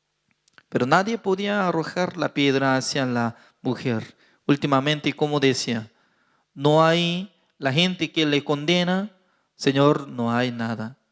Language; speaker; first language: Spanish; non-native, fluent; Korean